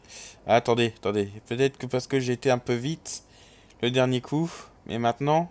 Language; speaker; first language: French; native; French